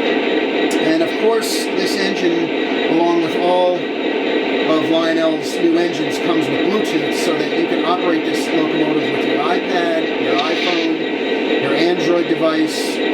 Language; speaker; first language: English; native; English